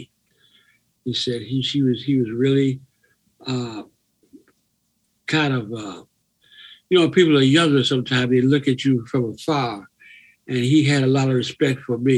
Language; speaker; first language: English; native; English